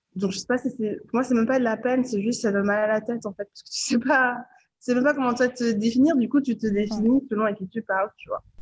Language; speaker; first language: French; native; French